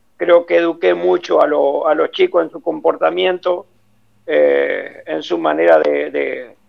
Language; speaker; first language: Spanish; native; Spanish